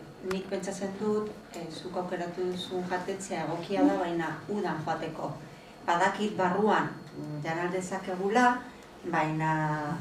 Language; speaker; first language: Basque; non-native, learner; Spanish